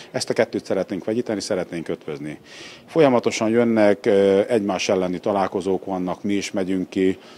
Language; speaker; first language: Hungarian; native; Hungarian